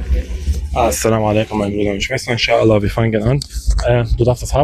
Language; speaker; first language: German; non-native, learner; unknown